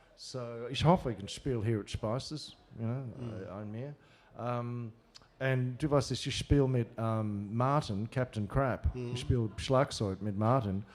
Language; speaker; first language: German; non-native, learner; English